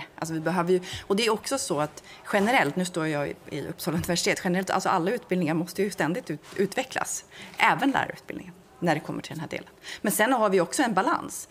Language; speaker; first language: Swedish; native; Swedish